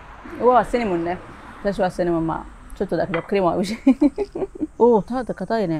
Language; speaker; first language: Japanese; non-native, learner; Arabic